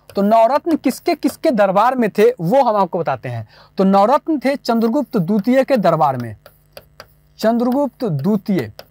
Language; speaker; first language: Hindi; native; Hindi